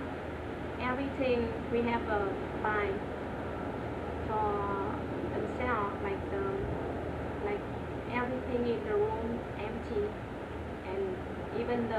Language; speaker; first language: English; non-native, learner; Vietnamese